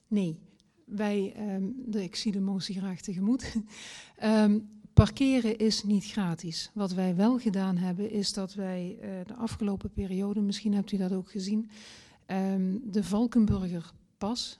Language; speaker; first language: Dutch; native; Dutch